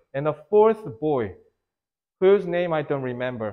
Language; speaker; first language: English; non-native, fluent; Korean